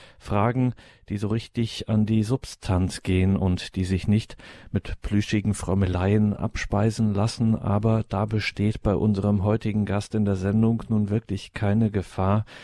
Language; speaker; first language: German; native; German